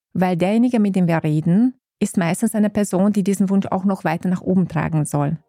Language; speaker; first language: German; non-native, fluent; Hungarian